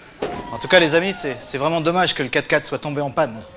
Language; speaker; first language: French; native; French